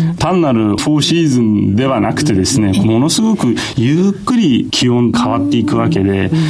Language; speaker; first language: Japanese; non-native, fluent; Turkish